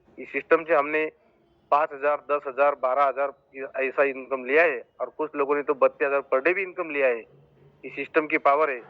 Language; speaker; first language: Hindi; non-native, local second language; Marathi